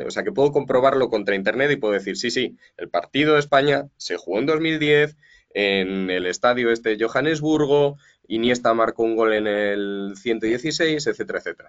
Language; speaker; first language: Spanish; native; Spanish